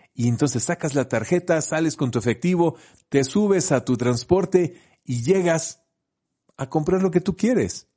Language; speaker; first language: Spanish; native; Spanish